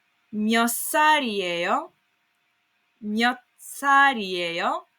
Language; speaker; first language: Korean; non-native, fluent; Serbian